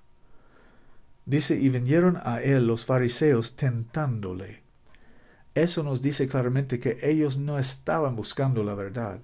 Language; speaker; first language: Spanish; non-native, learner; English